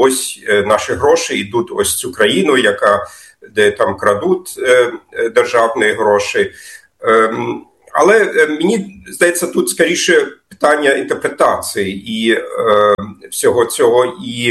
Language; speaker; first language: Ukrainian; non-native, fluent; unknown